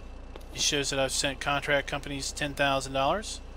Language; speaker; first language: English; native; English